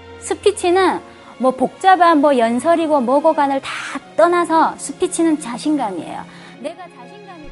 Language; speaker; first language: Korean; native; Korean